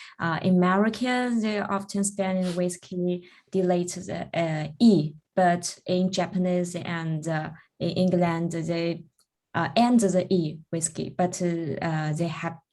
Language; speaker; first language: English; non-native, learner; Chinese